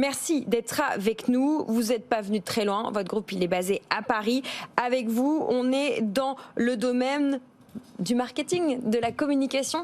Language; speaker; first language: French; native; French